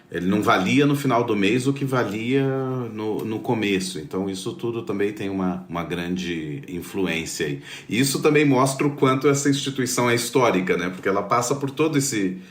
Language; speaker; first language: Portuguese; native; Portuguese